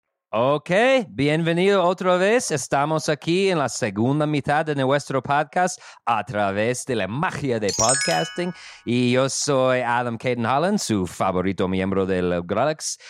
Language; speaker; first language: Spanish; non-native, fluent; English